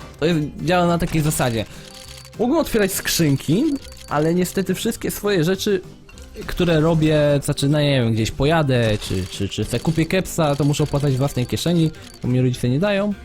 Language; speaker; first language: Polish; native; Polish